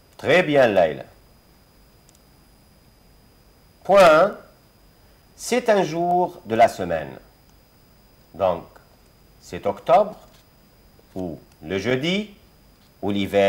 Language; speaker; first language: French; non-native, fluent; Arabic